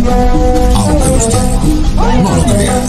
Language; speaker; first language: Spanish; native; Spanish